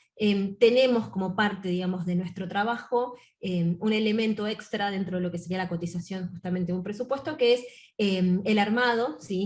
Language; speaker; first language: Spanish; native; Spanish